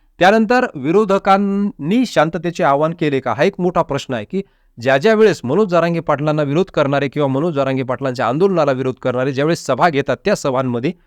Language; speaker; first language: Marathi; native; Marathi